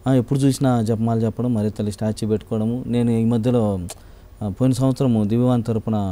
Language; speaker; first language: Telugu; native; Telugu